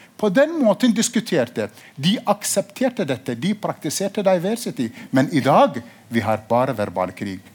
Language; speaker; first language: Norwegian; non-native, fluent; Arabic